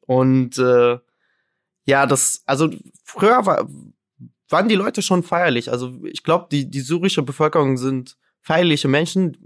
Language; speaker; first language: German; non-native, fluent; Arabic